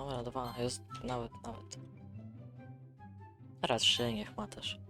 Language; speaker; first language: Polish; native; Polish